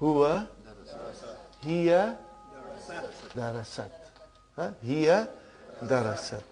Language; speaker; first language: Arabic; non-native, fluent; Urdu